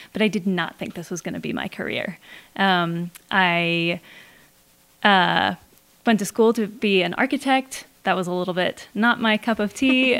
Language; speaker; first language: English; native; English